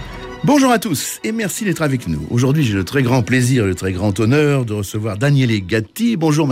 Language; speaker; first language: French; native; French